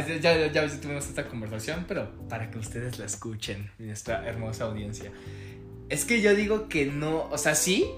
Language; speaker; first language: Spanish; native; Spanish